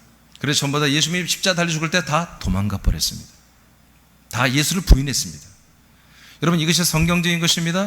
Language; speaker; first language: Korean; native; Korean